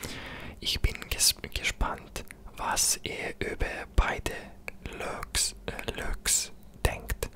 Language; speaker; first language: German; non-native, learner; English